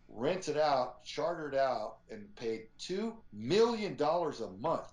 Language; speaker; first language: English; native; English